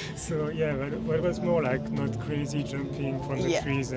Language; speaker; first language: English; non-native, fluent; French